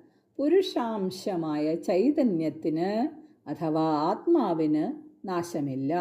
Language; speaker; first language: Malayalam; native; Malayalam